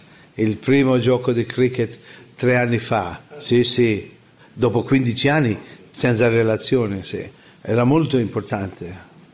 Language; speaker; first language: Italian; non-native, fluent; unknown